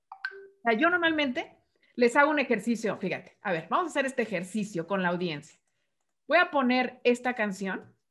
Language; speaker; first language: Spanish; native; Spanish